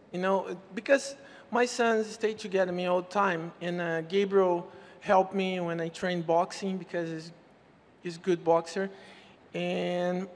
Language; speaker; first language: English; non-native, learner; Portuguese